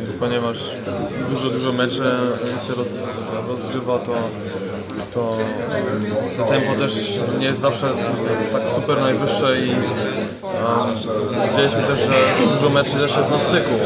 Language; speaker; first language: Polish; non-native, fluent; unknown